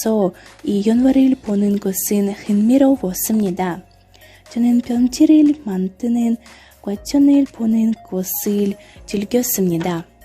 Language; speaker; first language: Korean; non-native, learner; Russian